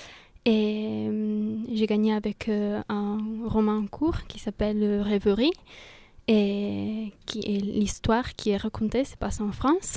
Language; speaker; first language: French; non-native, fluent; Italian